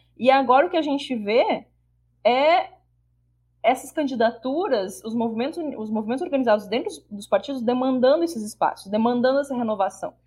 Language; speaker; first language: Portuguese; native; Portuguese